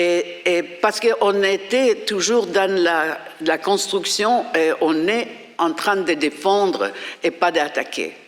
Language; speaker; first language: French; non-native, fluent; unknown